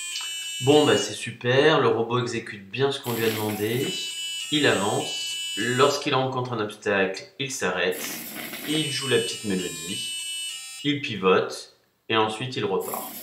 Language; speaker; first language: French; native; French